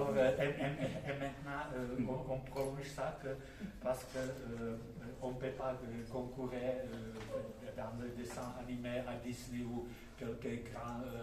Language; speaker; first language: French; non-native, fluent; Czech